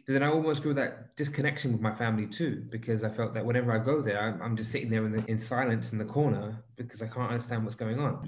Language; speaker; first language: English; native; English